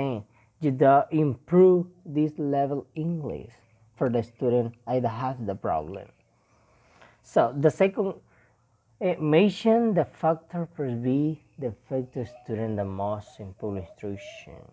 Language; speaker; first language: English; non-native, learner; Spanish